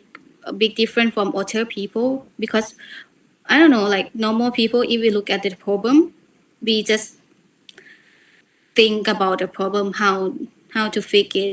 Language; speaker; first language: English; non-native, learner; Thai